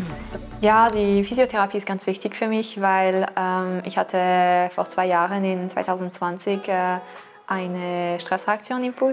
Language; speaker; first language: German; non-native, local second language; French